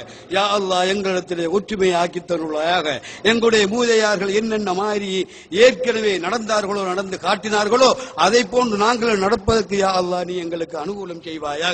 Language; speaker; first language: Tamil; native; Tamil